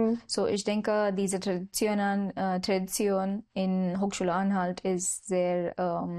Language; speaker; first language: German; non-native, learner; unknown